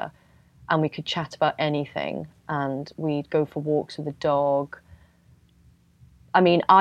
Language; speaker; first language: English; native; English